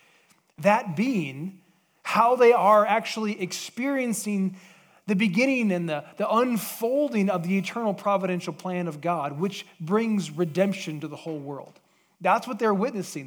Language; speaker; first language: English; native; English